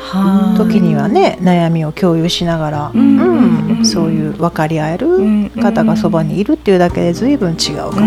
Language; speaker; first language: Japanese; native; Japanese